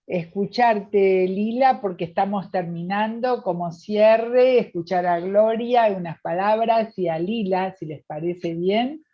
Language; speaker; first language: Spanish; native; Spanish